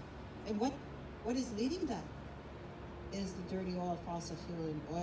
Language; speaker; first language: English; native; English